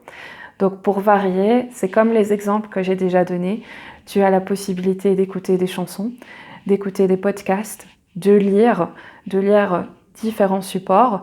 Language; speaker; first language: French; native; French